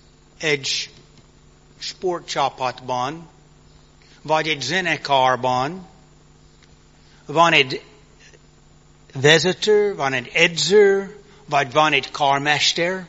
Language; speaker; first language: Hungarian; early bilingual, heritage; English